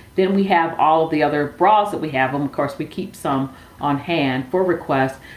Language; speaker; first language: English; native; English